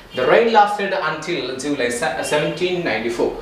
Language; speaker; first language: English; non-native, local second language; Malayalam